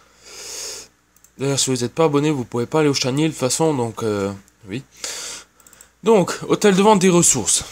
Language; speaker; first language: French; native; French